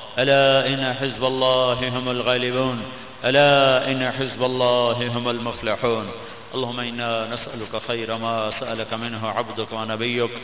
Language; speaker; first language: Urdu; non-native, local second language; Punjabi